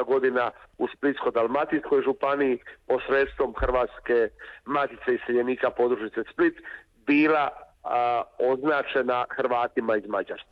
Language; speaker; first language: Serbian; native; Serbian